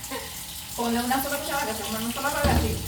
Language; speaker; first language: Spanish; native; Spanish